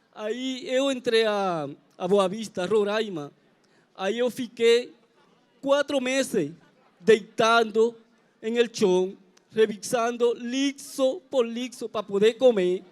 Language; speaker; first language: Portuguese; non-native, learner; Spanish